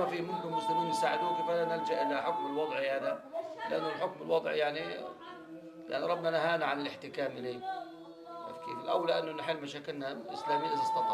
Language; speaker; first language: Arabic; native; Arabic